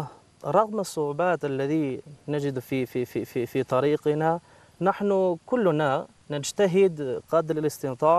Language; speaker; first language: Arabic; non-native, fluent; Albanian